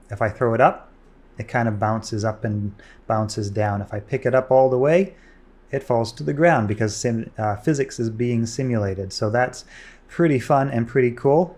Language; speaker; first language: English; native; English